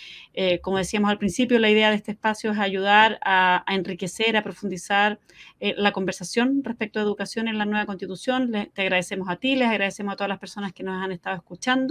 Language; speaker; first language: Spanish; native; Spanish